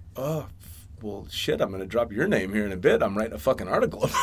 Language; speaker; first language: English; native; English